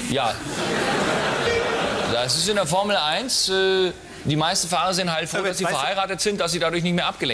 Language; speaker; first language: German; native; German